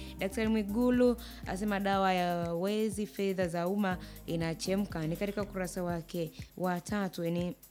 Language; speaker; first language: Swahili; native; Swahili